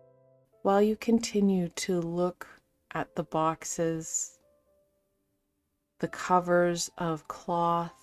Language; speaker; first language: English; native; English